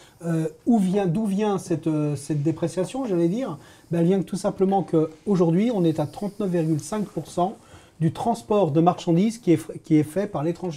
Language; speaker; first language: French; native; French